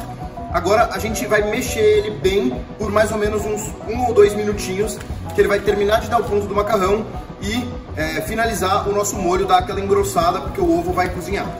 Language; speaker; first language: Portuguese; native; Portuguese